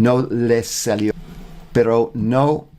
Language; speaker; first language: Spanish; non-native, learner; English